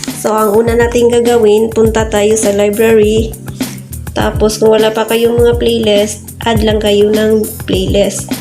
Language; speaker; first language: Filipino; non-native, local second language; Cebuano